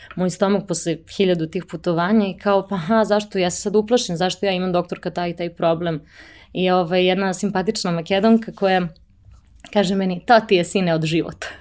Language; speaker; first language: Serbian; native; Serbian